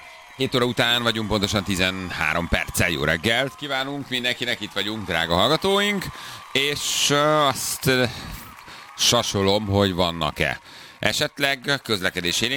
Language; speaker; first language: Hungarian; native; Hungarian